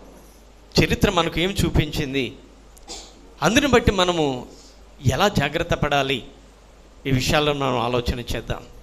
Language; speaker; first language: Telugu; native; Telugu